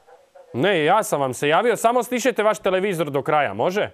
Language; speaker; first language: Serbian; native; Serbian